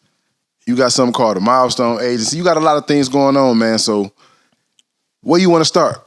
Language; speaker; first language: English; native; English